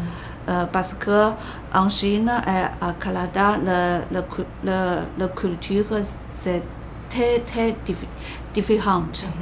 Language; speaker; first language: French; non-native, learner; Chinese